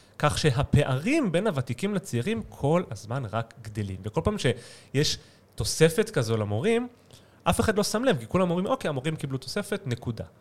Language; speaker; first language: Hebrew; native; Hebrew